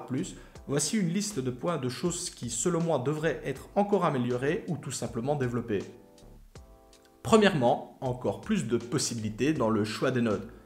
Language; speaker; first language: French; native; French